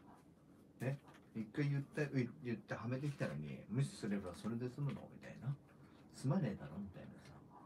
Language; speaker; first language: Japanese; native; Japanese